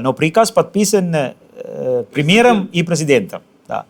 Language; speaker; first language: Russian; non-native, fluent; Sinhala